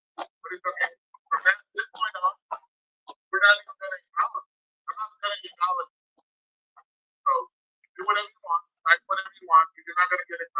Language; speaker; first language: English; native; English